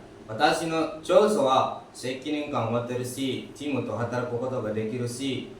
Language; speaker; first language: Japanese; non-native, learner; Indonesian